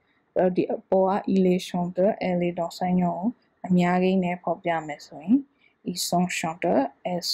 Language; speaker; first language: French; non-native, fluent; Burmese